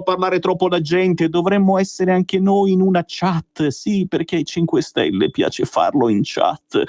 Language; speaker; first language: Italian; native; Italian